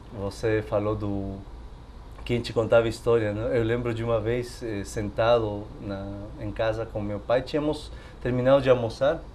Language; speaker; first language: Portuguese; non-native, fluent; Spanish